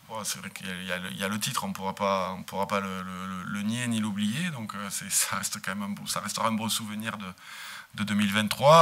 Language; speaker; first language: French; native; French